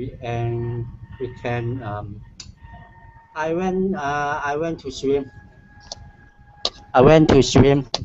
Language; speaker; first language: English; non-native, learner; Cantonese